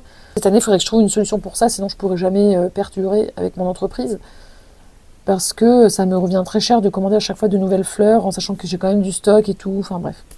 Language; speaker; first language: French; native; French